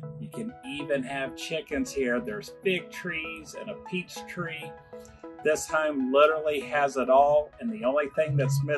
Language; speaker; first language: English; native; English